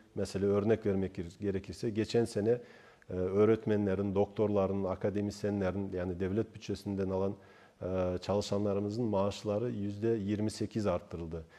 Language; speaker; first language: Turkish; non-native, fluent; Kazakh